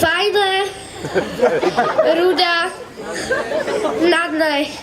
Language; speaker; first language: Czech; native; Czech